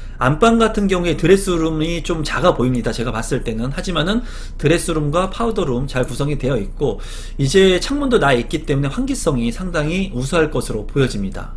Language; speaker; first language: Korean; native; Korean